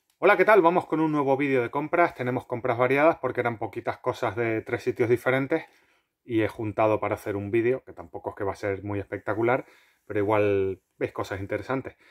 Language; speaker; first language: Spanish; native; Spanish